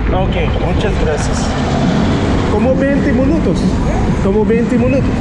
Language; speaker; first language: Spanish; non-native, learner; Haitian Creole